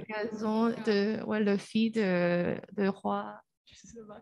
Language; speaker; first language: French; non-native, learner; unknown